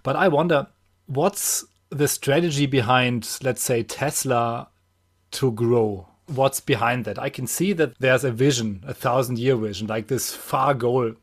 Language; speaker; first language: English; non-native, fluent; German